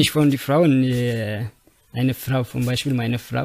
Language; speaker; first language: German; non-native, learner; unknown